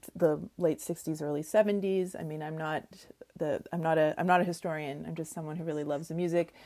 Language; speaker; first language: English; native; English